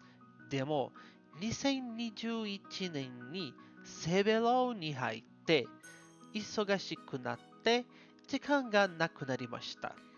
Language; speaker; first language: Japanese; non-native, learner; Portuguese